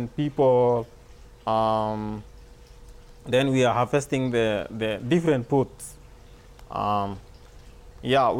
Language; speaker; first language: English; non-native, learner; Arabic